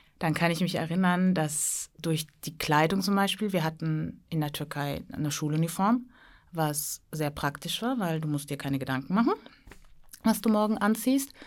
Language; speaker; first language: German; early bilingual, other home language; Turkish